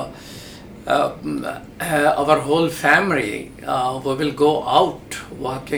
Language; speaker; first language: English; non-native, local second language; Urdu